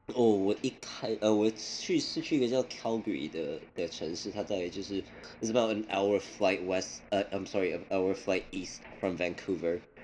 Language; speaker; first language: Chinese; early bilingual, other home language; Min Nan Chinese